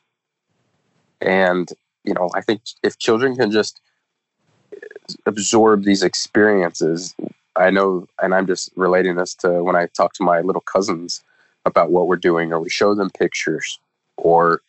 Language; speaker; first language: English; native; English